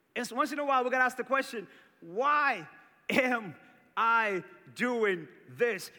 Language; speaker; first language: English; early bilingual, other home language; Portuguese